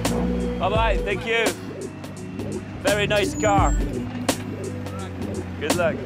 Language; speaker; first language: English; non-native, learner; French